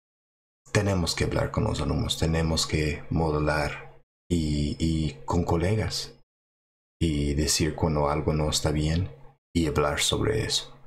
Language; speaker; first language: Spanish; non-native, fluent; English